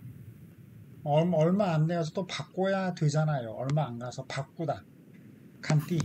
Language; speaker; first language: Korean; native; Korean